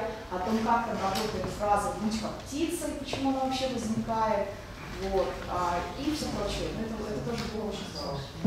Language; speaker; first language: Russian; native; Russian